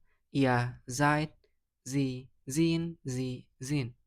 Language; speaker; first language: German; non-native, learner; Indonesian